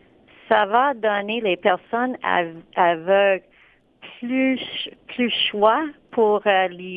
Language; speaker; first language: French; non-native, local second language; English